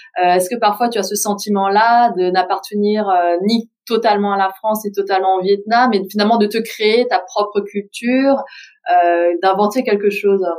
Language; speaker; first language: French; early bilingual, other home language; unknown